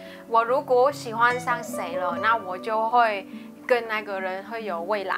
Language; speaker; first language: Chinese; non-native, fluent; Vietnamese